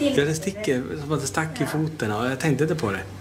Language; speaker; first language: Swedish; native; Swedish